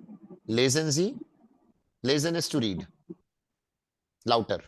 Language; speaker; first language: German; non-native, fluent; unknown